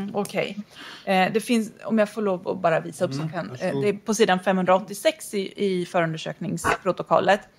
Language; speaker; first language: Swedish; native; Swedish